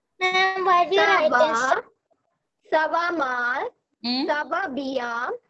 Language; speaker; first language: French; non-native, learner; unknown